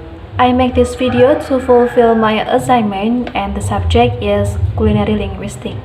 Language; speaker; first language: English; non-native, learner; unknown